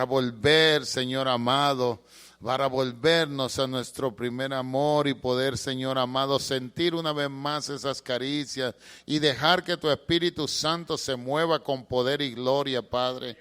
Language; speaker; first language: Spanish; native; Spanish